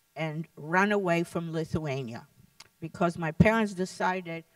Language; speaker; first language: English; early bilingual, other home language; Lithuanian